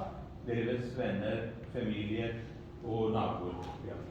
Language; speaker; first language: Norwegian; non-native, fluent; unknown